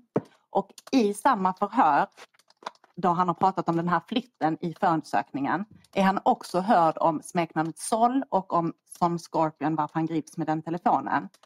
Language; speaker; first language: Swedish; native; Swedish